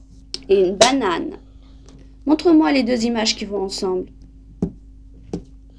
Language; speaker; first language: French; native; French